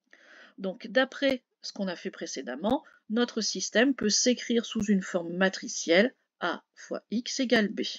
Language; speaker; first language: French; native; French